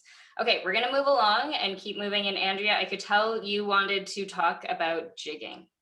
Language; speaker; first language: English; native; English